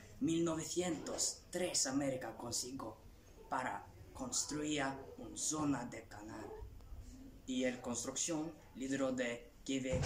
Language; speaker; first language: Spanish; non-native, learner; Swedish